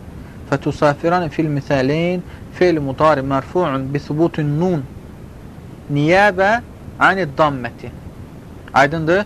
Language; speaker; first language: Arabic; non-native, fluent; Azerbaijani